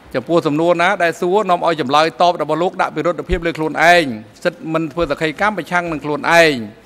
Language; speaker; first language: Khmer; native; Khmer